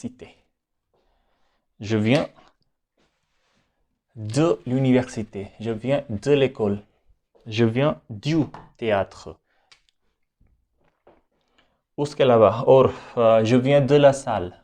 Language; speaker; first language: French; non-native, fluent; Hindi